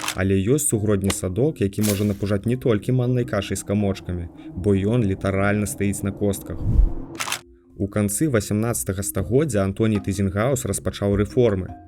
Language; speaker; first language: Belarusian; native; Belarusian